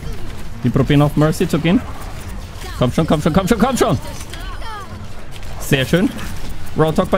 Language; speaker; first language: German; native; German